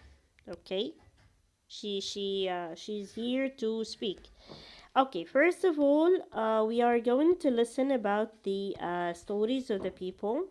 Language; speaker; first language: English; non-native, fluent; Arabic